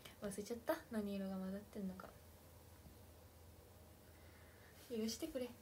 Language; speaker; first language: Japanese; native; Japanese